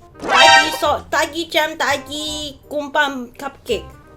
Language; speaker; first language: Korean; non-native, learner; Cantonese